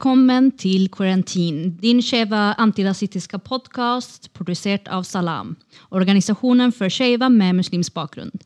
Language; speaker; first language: Norwegian; non-native, fluent; Kurdish